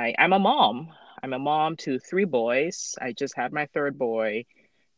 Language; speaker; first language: English; non-native, local second language; Akan